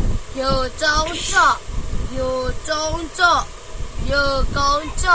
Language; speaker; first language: Chinese; non-native, fluent; Burmese